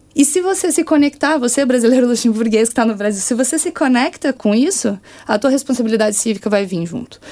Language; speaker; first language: Portuguese; native; Portuguese